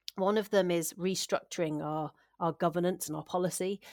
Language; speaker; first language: English; native; English